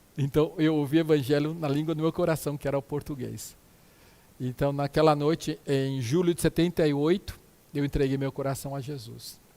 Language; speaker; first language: Portuguese; early bilingual, other home language; Min Nan Chinese